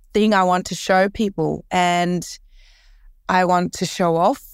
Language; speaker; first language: English; early bilingual, other home language; Korean